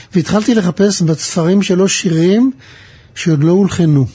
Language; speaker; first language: Hebrew; native; Hebrew